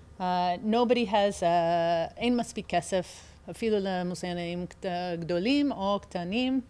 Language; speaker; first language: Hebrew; early bilingual, heritage; English